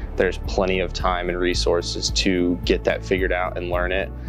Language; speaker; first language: English; native; English